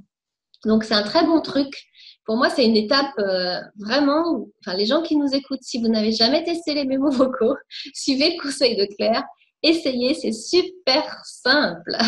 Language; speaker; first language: French; native; French